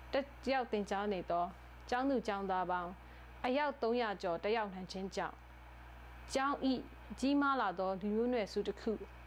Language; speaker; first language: Burmese; non-native, local second language; Tedim Chin